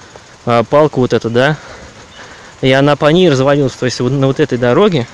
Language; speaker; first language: Russian; native; Russian